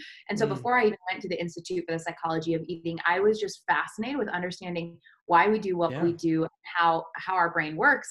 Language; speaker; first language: English; native; English